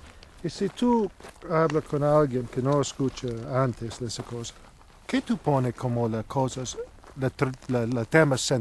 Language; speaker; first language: Spanish; non-native, learner; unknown